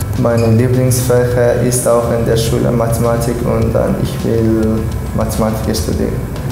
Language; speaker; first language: German; non-native, learner; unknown